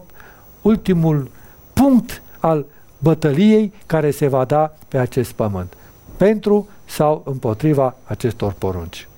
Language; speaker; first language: Romanian; native; Romanian